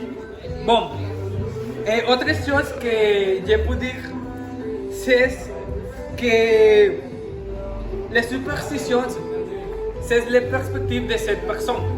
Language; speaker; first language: French; non-native, learner; Spanish